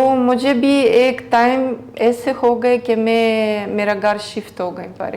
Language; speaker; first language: Hindi; non-native, learner; Greek